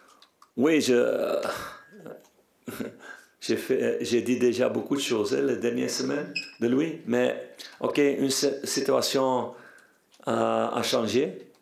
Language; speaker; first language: French; non-native, fluent; Dutch